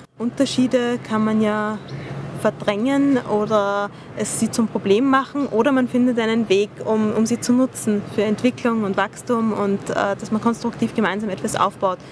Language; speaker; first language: German; early bilingual, other home language; Arabic